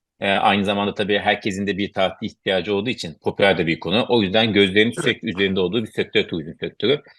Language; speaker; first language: Turkish; native; Turkish